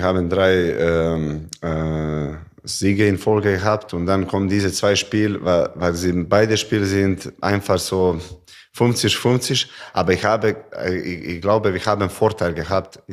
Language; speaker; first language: German; non-native, learner; Serbian